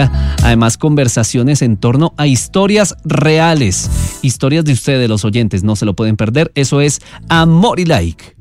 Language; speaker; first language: Spanish; native; Spanish